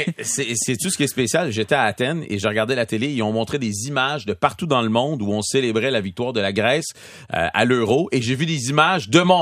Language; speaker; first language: French; native; French